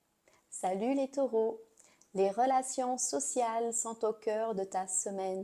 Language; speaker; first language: French; native; French